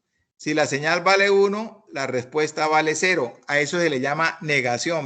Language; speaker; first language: Spanish; native; Spanish